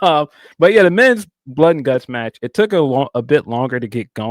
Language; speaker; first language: English; native; English